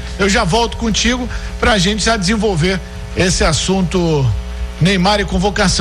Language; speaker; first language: Portuguese; native; Portuguese